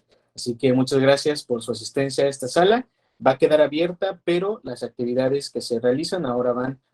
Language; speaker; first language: Spanish; native; Spanish